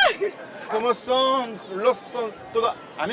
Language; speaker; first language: Spanish; non-native, learner; Korean